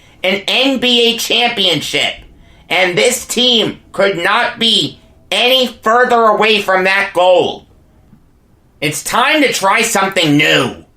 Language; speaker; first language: English; native; English